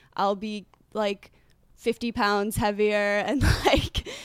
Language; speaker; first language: English; native; English